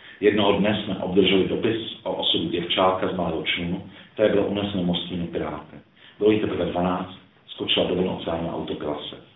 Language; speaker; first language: Czech; early bilingual, other home language; Croatian